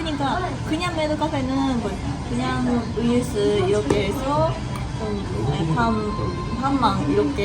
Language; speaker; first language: Korean; non-native, learner; Japanese